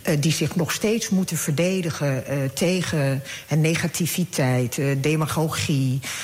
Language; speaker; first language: Dutch; early bilingual, other home language; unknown